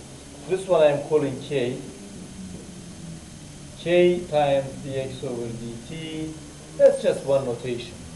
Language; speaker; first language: English; non-native, fluent; Turkish